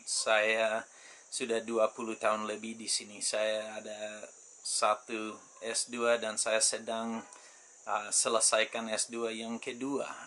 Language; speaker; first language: Indonesian; non-native, fluent; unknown